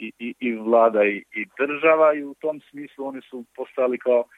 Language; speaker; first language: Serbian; non-native, local second language; Albanian